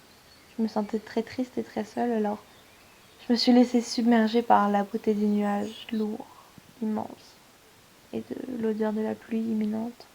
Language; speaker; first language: French; native; French